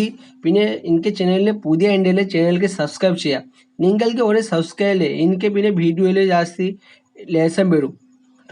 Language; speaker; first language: Malayalam; non-native, learner; Hindi